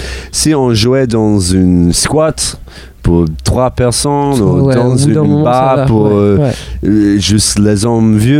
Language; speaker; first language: French; non-native, learner; English